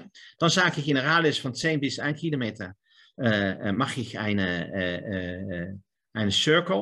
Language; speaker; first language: German; non-native, learner; Dutch